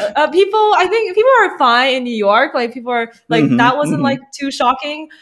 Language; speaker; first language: English; early bilingual, other home language; Chinese